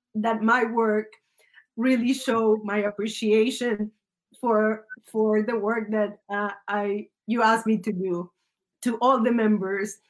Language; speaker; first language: English; early bilingual, other home language; Spanish